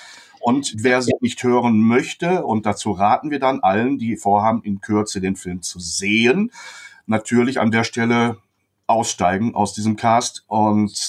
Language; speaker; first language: German; native; German